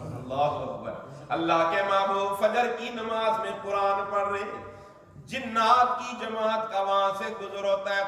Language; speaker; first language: Urdu; non-native, local second language; Northern Hindko